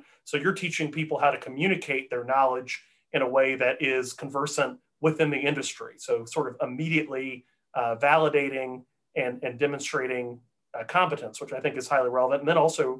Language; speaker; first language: English; native; English